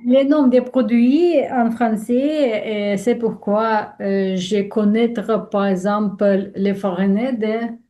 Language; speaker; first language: French; non-native, learner; Russian